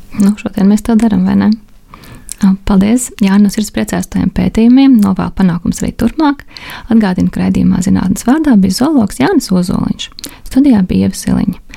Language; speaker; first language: Latvian; native; Latvian